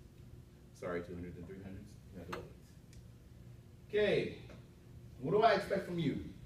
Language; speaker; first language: English; native; English